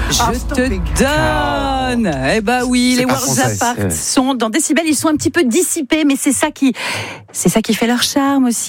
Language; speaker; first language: French; native; French